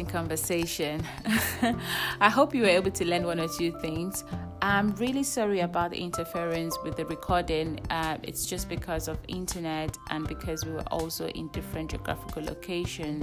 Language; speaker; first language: English; non-native, local second language; Yoruba